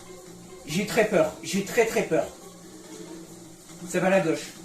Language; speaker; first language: French; native; French